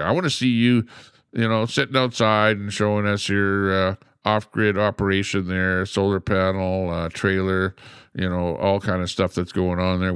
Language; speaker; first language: English; native; English